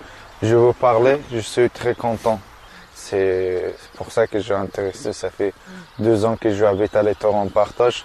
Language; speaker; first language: French; non-native, learner; Persian